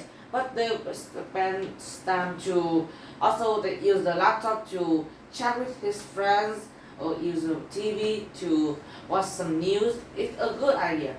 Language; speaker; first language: English; non-native, learner; Vietnamese